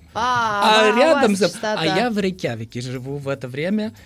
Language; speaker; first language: Russian; non-native, fluent; Icelandic